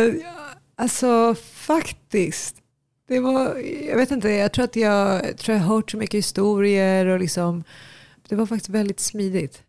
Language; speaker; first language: Swedish; early bilingual, other home language; Tigrinya